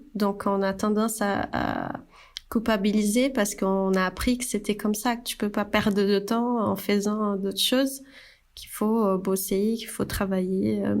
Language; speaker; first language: French; non-native, fluent; Portuguese